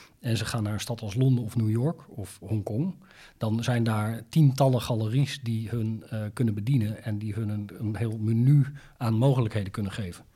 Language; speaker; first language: Dutch; native; Dutch